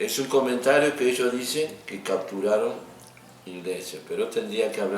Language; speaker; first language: Spanish; native; Spanish